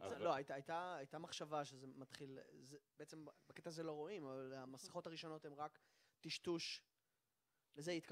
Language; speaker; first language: Hebrew; native; Hebrew